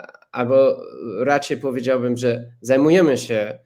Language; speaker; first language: Polish; non-native, fluent; English